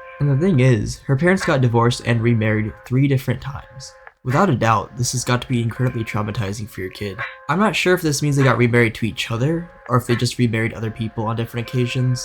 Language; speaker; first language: English; native; English